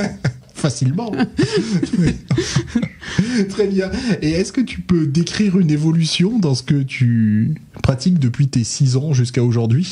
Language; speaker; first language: French; native; French